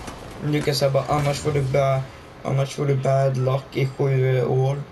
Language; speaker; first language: Swedish; native; Swedish